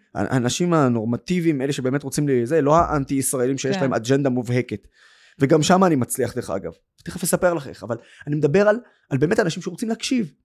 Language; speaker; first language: Hebrew; non-native, local second language; Arabic